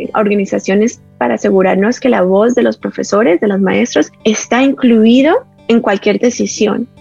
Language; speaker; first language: Spanish; native; Spanish